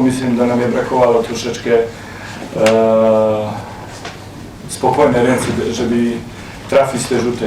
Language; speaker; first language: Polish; non-native, learner; Serbian